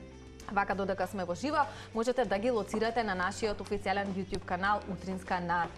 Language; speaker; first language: Macedonian; native; Macedonian